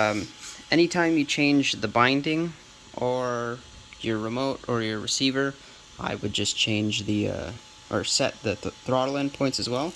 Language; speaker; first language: English; native; English